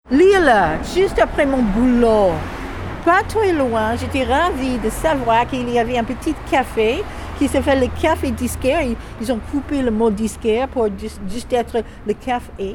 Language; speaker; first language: French; non-native, fluent; English